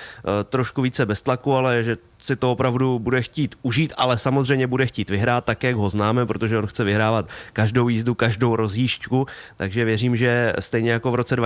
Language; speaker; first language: Czech; native; Czech